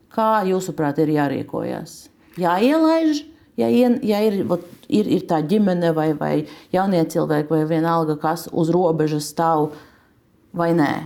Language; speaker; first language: Latvian; non-native, local second language; Russian